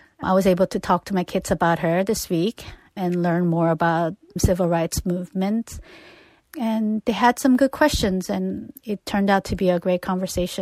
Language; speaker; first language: English; non-native, fluent; Korean